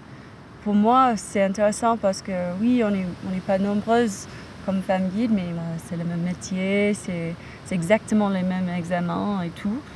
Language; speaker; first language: French; non-native, fluent; English